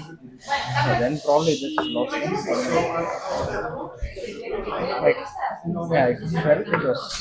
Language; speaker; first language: English; non-native, fluent; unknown